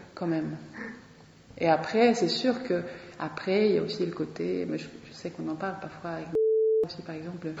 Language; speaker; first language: French; non-native, fluent; Swedish